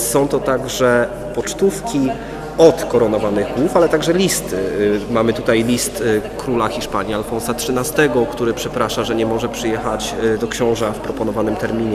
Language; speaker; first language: Polish; native; Polish